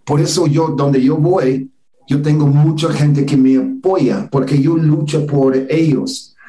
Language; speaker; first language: Spanish; non-native, fluent; English